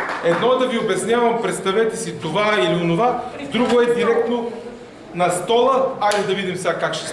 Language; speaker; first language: Bulgarian; native; Bulgarian